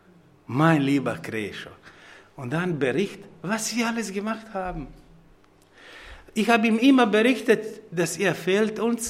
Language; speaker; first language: German; non-native, fluent; Croatian